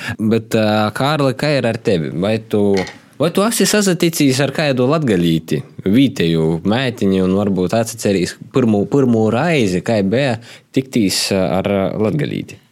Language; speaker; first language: Latvian; native; Latvian